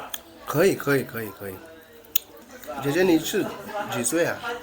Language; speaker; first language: Chinese; non-native, learner; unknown